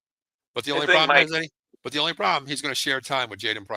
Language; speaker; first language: English; native; English